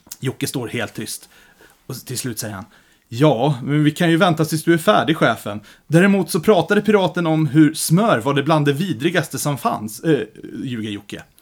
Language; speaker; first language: Swedish; native; Swedish